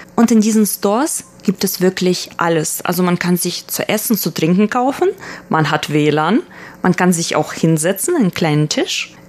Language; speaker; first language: German; early bilingual, other home language; Russian